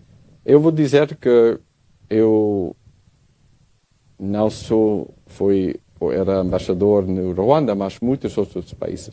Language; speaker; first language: Portuguese; non-native, learner; English